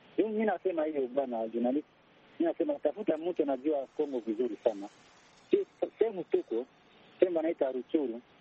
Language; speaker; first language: Swahili; non-native, local second language; Kinyarwanda